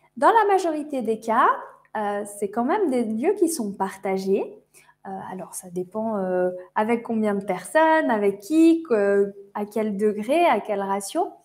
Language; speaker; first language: French; native; French